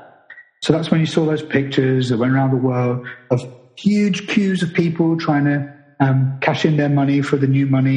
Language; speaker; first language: English; native; English